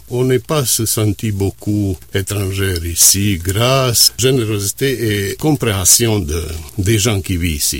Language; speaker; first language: French; non-native, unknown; Bosnian